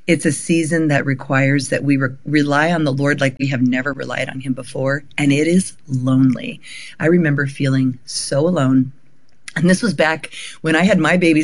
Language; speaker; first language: English; native; English